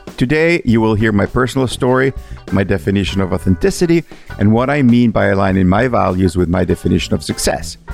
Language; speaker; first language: English; non-native, fluent; Italian